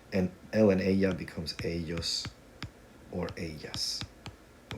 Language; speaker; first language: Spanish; non-native, fluent; English